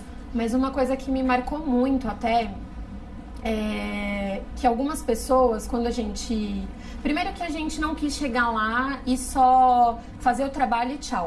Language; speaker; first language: Portuguese; native; Portuguese